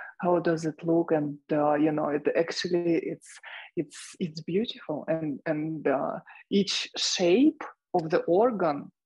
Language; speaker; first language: English; non-native, fluent; Russian